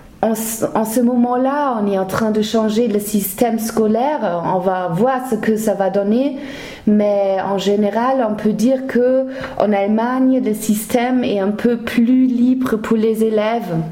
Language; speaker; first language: French; non-native, fluent; German